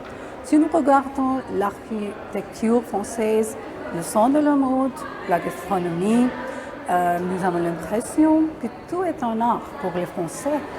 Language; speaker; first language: French; non-native, learner; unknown